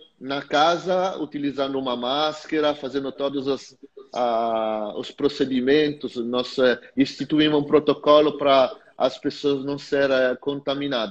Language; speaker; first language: Portuguese; non-native, fluent; Italian